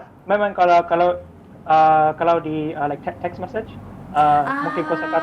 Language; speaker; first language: Indonesian; non-native, fluent; English